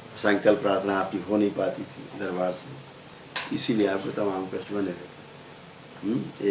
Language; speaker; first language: Hindi; native; Hindi